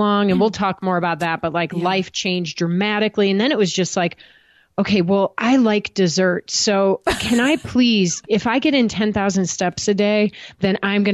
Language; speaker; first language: English; native; English